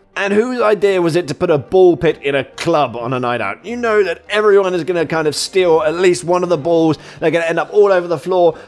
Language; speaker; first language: English; native; English